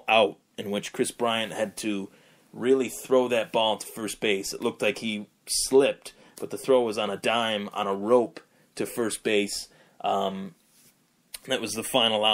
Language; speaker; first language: English; native; English